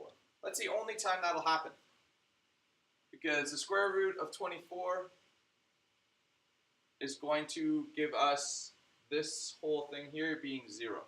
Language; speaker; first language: English; native; English